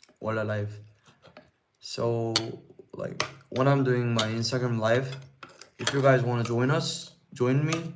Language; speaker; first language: English; non-native, learner; Korean